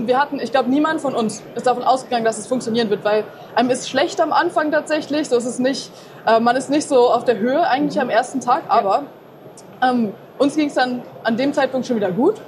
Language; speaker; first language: German; native; German